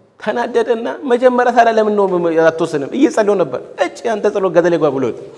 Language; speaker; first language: Amharic; non-native, local second language; Oromo